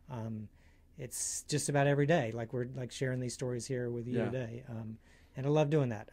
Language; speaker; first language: English; native; English